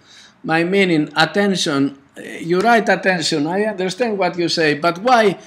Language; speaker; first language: English; non-native, fluent; Greek